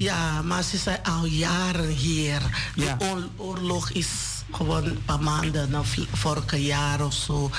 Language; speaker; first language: Dutch; non-native, learner; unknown